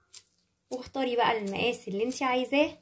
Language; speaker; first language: Arabic; native; Arabic